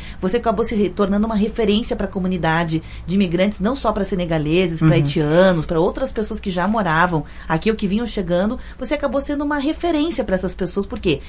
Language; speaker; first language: Portuguese; native; Portuguese